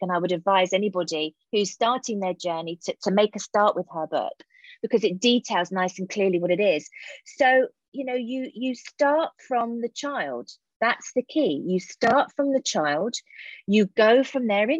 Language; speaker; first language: English; native; English